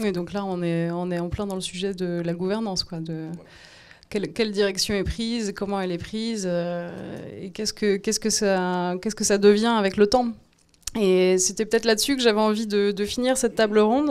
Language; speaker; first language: French; native; French